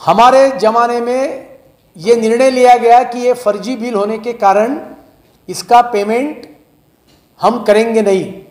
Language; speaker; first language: Hindi; non-native, local second language; Marathi